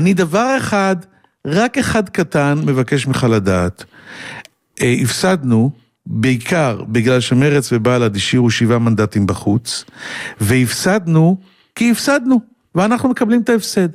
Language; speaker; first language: Hebrew; native; Hebrew